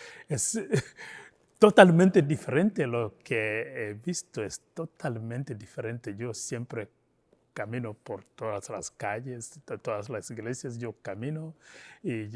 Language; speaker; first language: Spanish; non-native, fluent; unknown